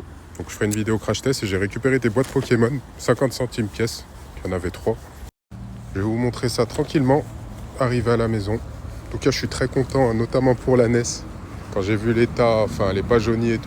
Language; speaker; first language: French; native; French